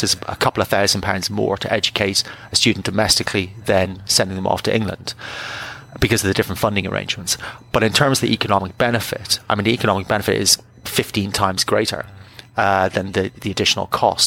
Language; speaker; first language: English; native; English